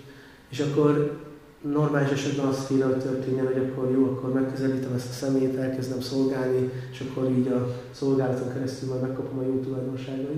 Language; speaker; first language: Hungarian; native; Hungarian